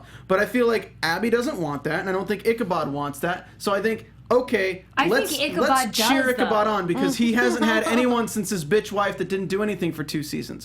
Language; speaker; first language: English; native; English